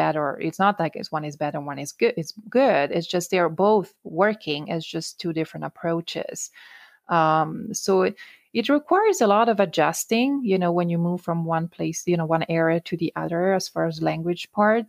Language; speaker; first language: English; non-native, fluent; Italian